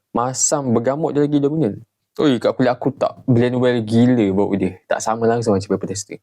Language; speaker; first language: Malay; native; Malay